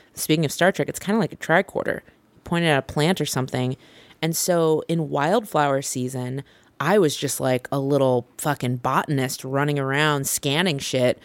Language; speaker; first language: English; native; English